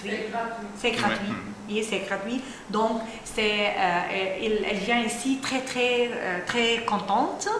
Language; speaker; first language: French; non-native, learner; Arabic